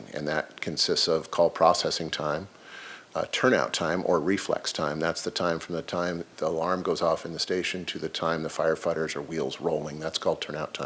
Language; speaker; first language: English; native; English